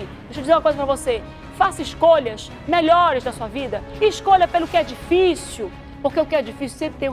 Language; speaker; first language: Portuguese; native; Portuguese